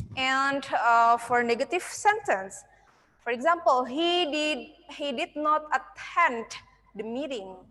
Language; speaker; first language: English; non-native, fluent; Indonesian